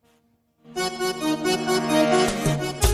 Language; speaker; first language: English; native; English